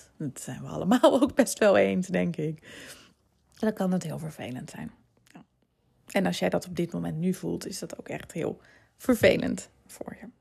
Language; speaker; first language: Dutch; native; Dutch